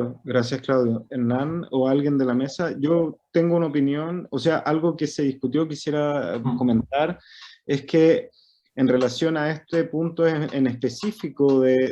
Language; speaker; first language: Spanish; native; Spanish